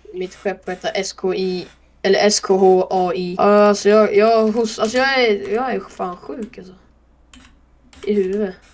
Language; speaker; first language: Swedish; native; Swedish